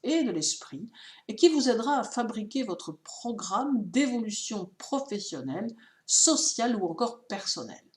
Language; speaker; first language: French; native; French